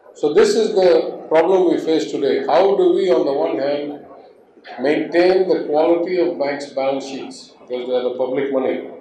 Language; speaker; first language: English; non-native, local second language; Tamil